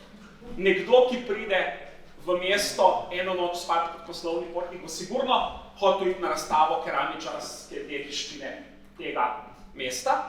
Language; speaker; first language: Slovenian; native; Slovenian